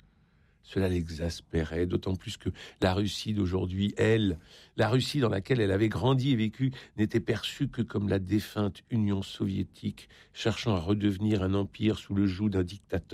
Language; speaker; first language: French; native; French